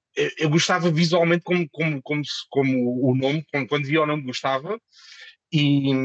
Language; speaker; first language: Portuguese; native; Portuguese